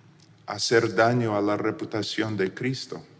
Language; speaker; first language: Spanish; non-native, fluent; English